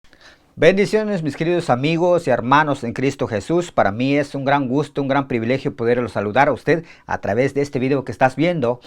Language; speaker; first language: Spanish; native; Spanish